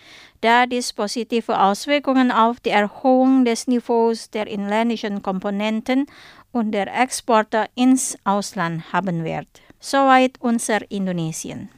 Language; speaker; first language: German; non-native, fluent; Indonesian